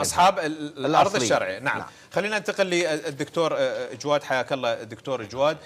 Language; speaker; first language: Arabic; native; Arabic